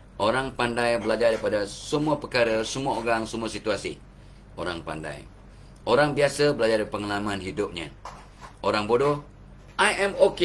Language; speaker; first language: Malay; native; Malay